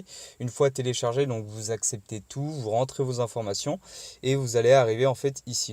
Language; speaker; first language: French; native; French